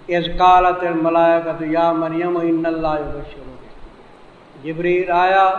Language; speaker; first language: Urdu; non-native, local second language; Saraiki